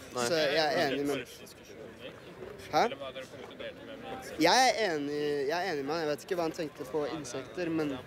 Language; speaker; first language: Norwegian; native; Norwegian